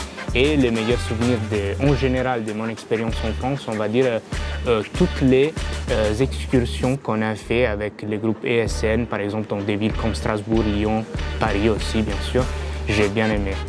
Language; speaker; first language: French; non-native, fluent; Italian